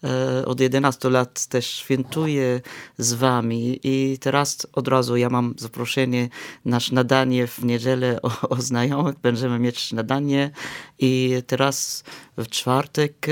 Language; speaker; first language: Polish; non-native, fluent; Arabic